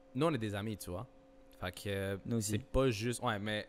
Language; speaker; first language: French; native; French